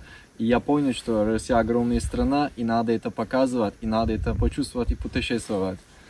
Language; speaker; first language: Russian; non-native, learner; Turkish